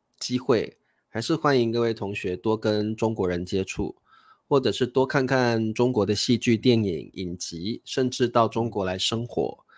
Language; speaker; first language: Chinese; native; Chinese